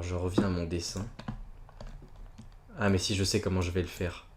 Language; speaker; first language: French; native; French